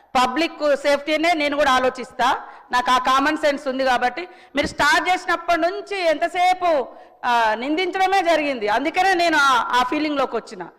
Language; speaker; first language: Telugu; native; Telugu